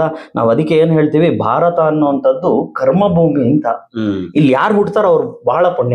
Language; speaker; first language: Kannada; native; Kannada